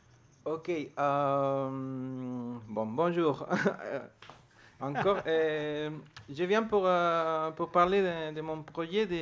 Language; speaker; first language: French; non-native, learner; Spanish